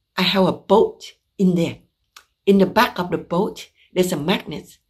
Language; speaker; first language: English; non-native, fluent; Vietnamese